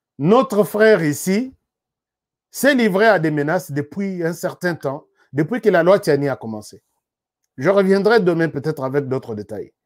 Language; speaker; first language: French; non-native, local second language; Lingala